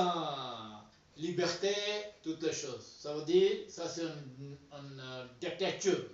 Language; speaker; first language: French; non-native, learner; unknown